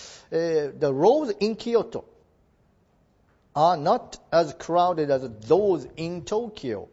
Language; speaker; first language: English; non-native, fluent; Japanese